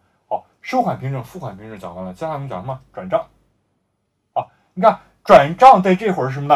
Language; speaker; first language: Chinese; native; Chinese